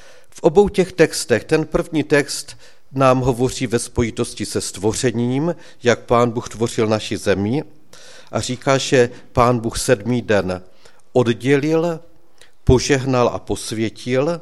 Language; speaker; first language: Czech; native; Czech